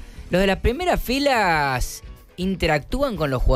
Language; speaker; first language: Spanish; native; Spanish